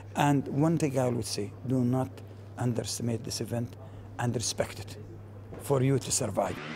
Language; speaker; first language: English; non-native, fluent; Russian